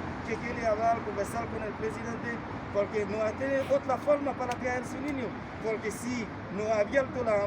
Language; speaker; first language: Spanish; non-native, learner; Haitian Creole